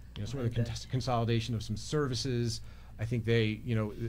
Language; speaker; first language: English; native; English